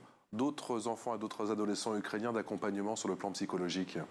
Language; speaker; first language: French; native; French